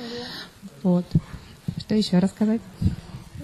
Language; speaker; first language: Russian; native; Russian